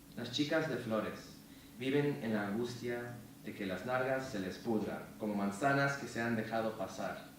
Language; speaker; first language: Spanish; early bilingual, other home language; English